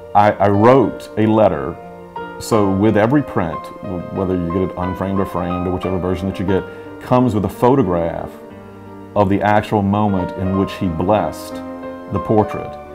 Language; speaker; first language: English; native; English